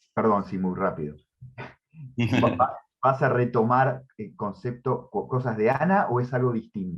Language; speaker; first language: Spanish; native; Spanish